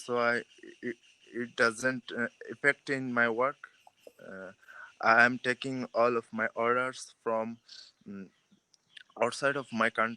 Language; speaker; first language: English; non-native, learner; Bangla